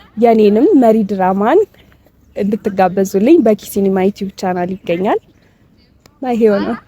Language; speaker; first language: Amharic; native; Amharic